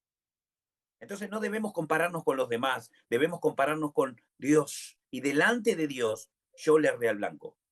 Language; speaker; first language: Spanish; native; Spanish